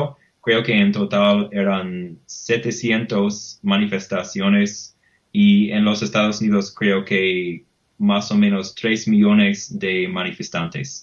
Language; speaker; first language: Spanish; non-native, fluent; English